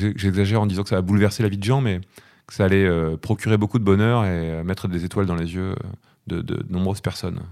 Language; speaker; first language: French; native; French